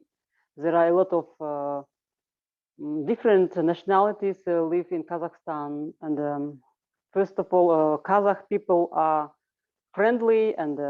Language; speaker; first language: English; non-native, learner; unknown